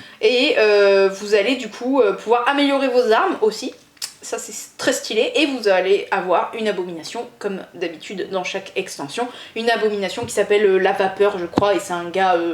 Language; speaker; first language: French; native; French